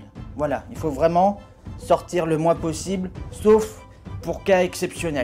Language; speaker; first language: French; native; French